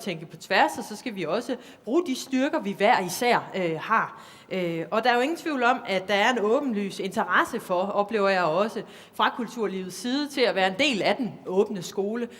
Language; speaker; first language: Danish; native; Danish